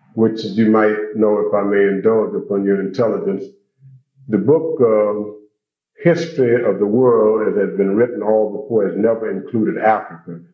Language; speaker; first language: English; native; English